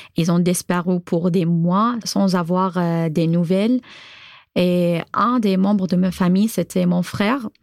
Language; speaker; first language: French; non-native, fluent; Arabic